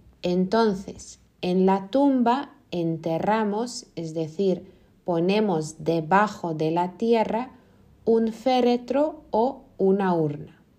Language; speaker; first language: Spanish; non-native, fluent; Lithuanian